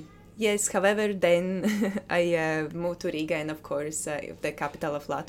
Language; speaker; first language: English; non-native, fluent; Latvian